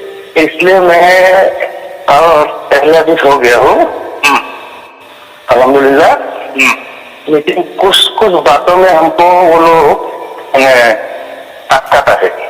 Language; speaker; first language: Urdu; non-native, local second language; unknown